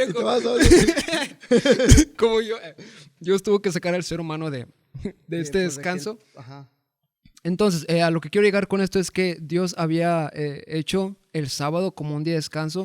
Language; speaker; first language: Spanish; native; Spanish